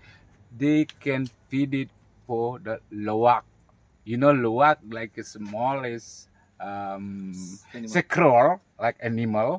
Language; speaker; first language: English; non-native, learner; Indonesian